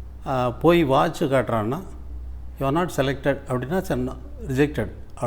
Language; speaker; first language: Tamil; native; Tamil